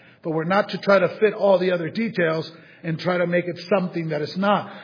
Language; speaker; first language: English; native; English